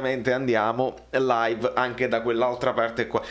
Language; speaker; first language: Italian; native; Italian